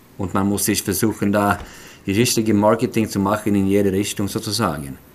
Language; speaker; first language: German; non-native, fluent; Swedish